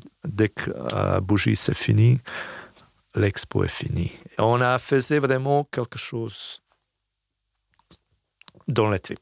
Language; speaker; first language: French; non-native, fluent; Bosnian